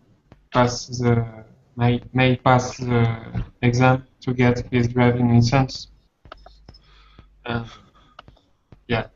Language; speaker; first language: English; non-native, learner; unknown